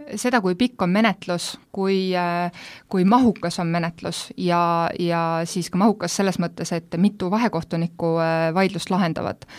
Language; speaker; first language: Estonian; native; Estonian